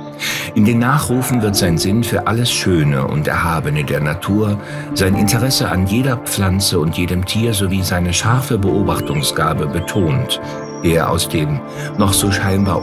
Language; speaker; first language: German; native; German